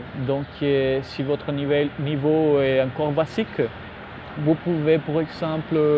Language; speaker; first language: French; non-native, fluent; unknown